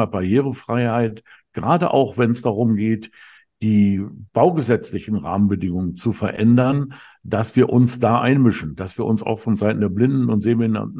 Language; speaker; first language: German; native; German